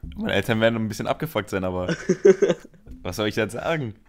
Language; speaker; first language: German; early bilingual, other home language; Spanish